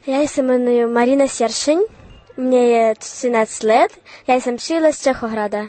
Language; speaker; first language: Czech; early bilingual, heritage; Ukrainian